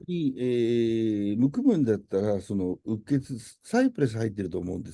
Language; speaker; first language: Japanese; native; Japanese